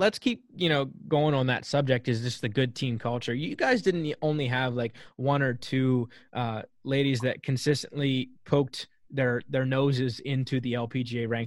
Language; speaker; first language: English; native; English